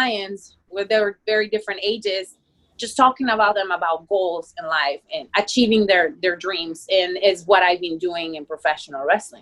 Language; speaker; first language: English; non-native, fluent; Spanish